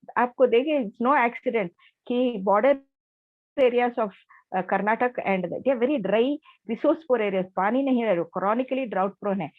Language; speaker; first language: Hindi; non-native, local second language; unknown